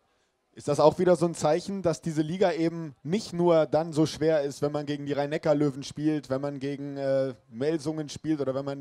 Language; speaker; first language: German; native; German